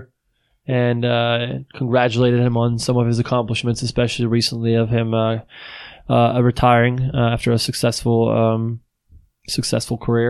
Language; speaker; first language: English; non-native, fluent; Swiss German